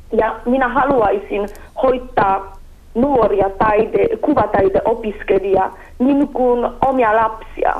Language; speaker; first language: Finnish; non-native, learner; Polish